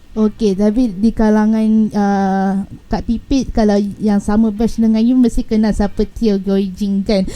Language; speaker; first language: Malay; native; Malay